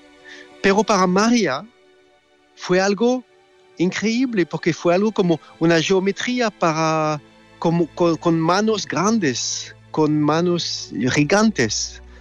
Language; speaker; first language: Spanish; non-native, fluent; French